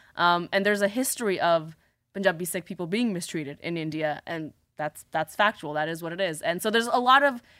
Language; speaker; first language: English; native; English